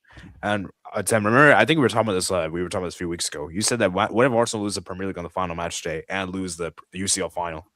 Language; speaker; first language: English; native; English